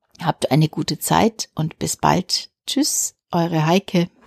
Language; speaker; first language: German; native; German